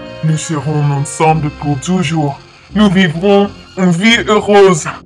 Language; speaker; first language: French; non-native, learner; English